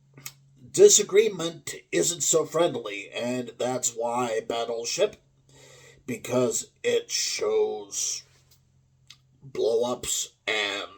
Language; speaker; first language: English; native; English